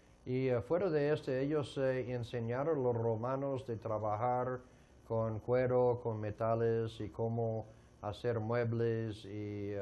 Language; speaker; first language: Spanish; non-native, fluent; English